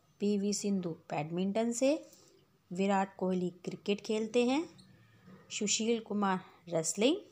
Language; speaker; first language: Hindi; native; Hindi